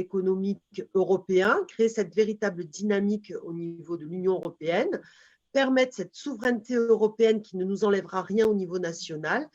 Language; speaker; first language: French; native; French